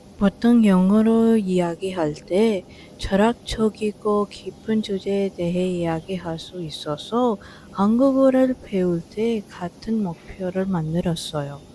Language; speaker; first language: Korean; non-native, fluent; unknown